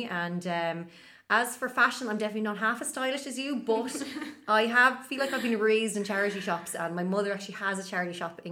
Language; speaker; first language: English; native; English